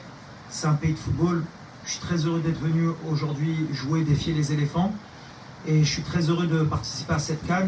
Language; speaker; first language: French; native; French